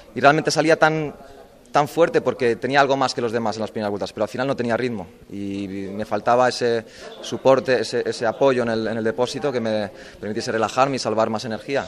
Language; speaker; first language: Spanish; native; Spanish